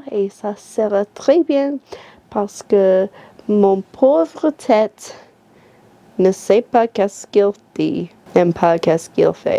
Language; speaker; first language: French; non-native, learner; English